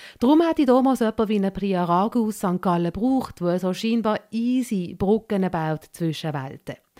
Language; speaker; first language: German; early bilingual, other home language; Malayalam